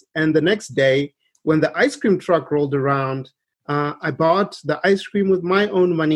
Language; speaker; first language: English; non-native, local second language; Shona